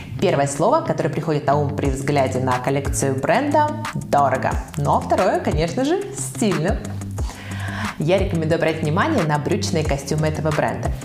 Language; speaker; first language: Russian; native; Russian